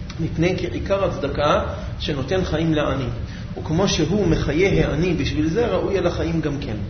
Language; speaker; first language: Hebrew; native; Hebrew